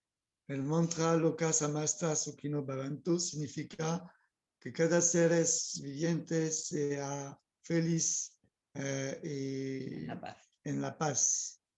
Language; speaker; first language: Spanish; non-native, learner; French